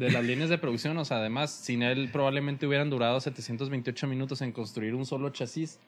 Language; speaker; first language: Spanish; native; Spanish